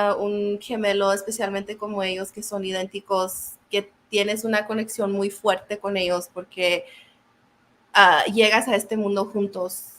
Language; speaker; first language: Spanish; non-native, learner; English